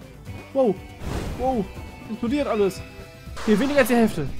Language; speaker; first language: German; native; German